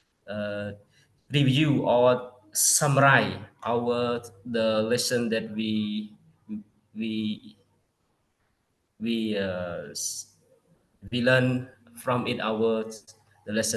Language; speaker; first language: English; non-native, learner; Khmer